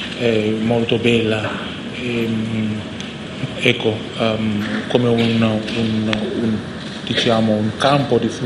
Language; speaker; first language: Italian; non-native, fluent; Indonesian